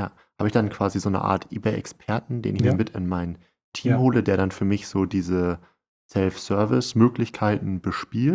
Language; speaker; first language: German; native; German